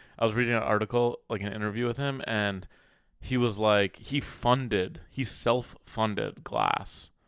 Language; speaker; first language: English; early bilingual, other home language; Arabic